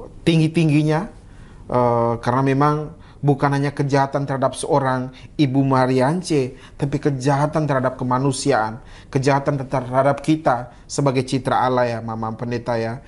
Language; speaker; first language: Indonesian; native; Indonesian